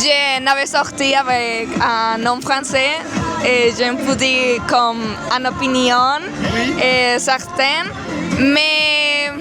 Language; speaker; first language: French; non-native, learner; Spanish